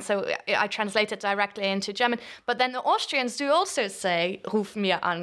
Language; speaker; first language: English; non-native, fluent; Luxembourgish